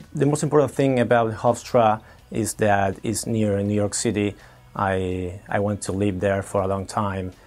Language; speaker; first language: English; non-native, fluent; Spanish